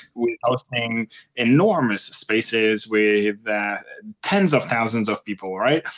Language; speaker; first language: English; non-native, fluent; French